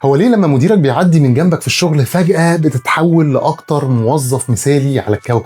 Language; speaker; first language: Arabic; native; Arabic